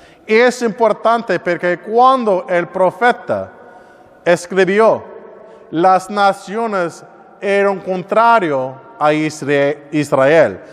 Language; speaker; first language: Spanish; non-native, learner; English